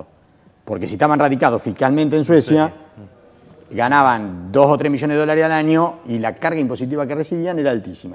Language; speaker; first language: Spanish; native; Spanish